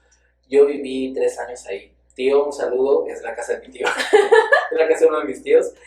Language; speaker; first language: Spanish; native; Spanish